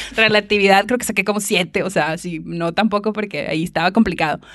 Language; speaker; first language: Spanish; native; Spanish